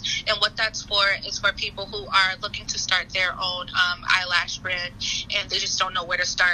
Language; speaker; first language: English; native; English